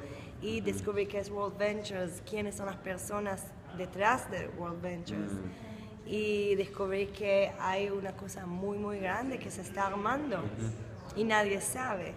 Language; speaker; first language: Spanish; early bilingual, heritage; Spanish